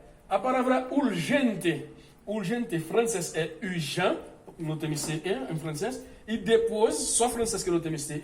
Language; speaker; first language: Portuguese; non-native, fluent; Haitian Creole